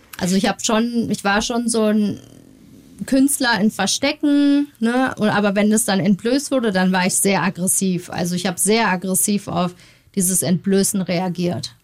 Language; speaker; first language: German; early bilingual, other home language; Turkish